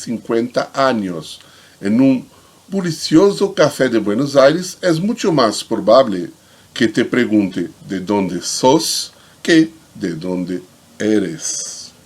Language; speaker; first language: Spanish; non-native, fluent; Portuguese